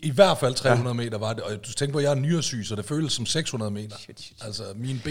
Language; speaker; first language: Danish; native; Danish